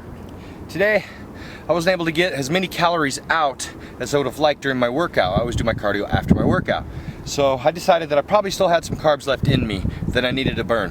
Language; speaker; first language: English; native; English